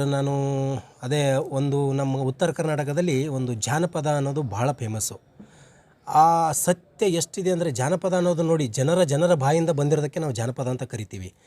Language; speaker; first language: Kannada; native; Kannada